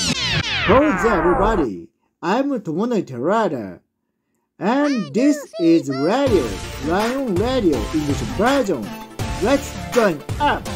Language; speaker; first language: English; non-native, learner; Japanese